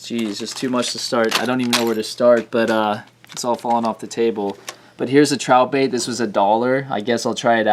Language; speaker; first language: English; native; English